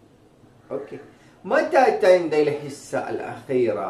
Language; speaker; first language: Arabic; non-native, fluent; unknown